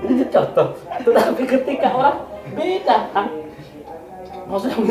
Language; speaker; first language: Indonesian; native; Indonesian